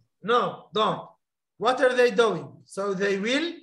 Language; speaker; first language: English; non-native, fluent; Arabic